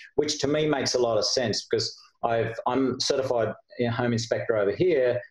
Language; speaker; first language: English; native; English